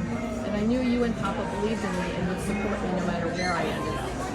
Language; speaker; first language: English; native; English